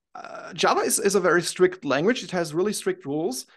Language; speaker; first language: English; non-native, fluent; German